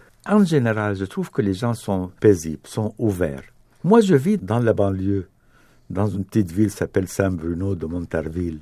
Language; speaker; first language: French; non-native, fluent; Arabic